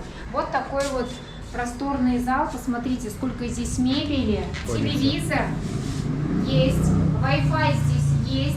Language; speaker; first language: Russian; native; Russian